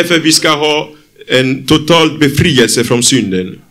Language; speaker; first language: Swedish; non-native, fluent; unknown